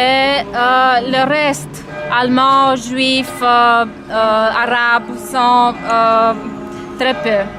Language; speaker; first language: French; non-native, fluent; Romanian